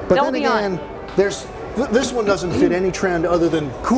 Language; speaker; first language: English; native; English